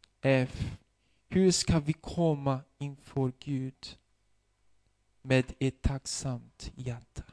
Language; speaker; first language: Swedish; non-native, fluent; Portuguese